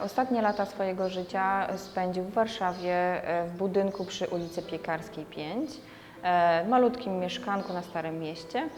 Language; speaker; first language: Polish; native; Polish